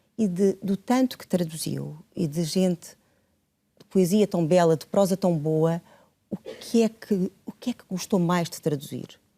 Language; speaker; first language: Portuguese; native; Portuguese